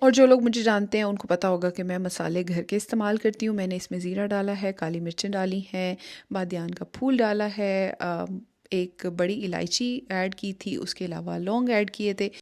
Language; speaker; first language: Urdu; native; Urdu